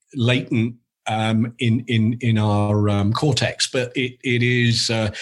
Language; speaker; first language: English; native; English